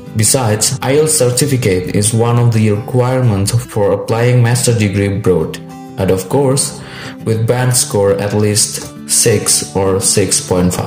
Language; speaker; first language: English; non-native, learner; Indonesian